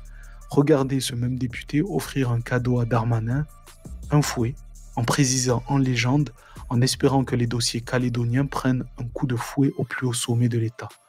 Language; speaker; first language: French; native; French